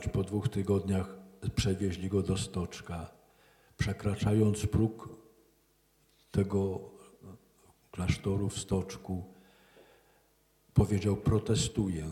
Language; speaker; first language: Polish; native; Polish